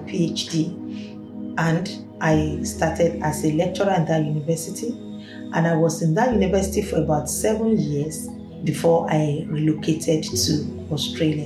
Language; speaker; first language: English; non-native, local second language; Yoruba